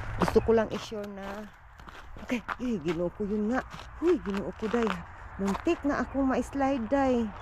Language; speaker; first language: Filipino; non-native, local second language; Cebuano